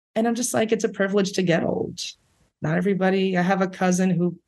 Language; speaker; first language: English; early bilingual, other home language; Spanish